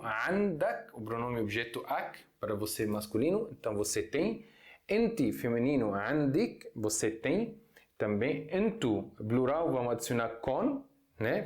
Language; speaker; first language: Portuguese; non-native, fluent; Arabic